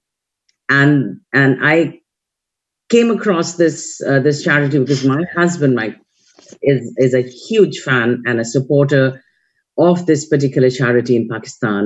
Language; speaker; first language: English; non-native, local second language; Hindi